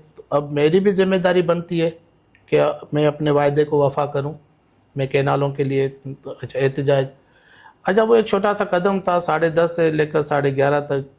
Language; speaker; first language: Urdu; non-native, local second language; Sindhi